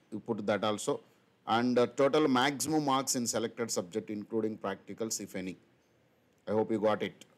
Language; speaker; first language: English; non-native, local second language; Telugu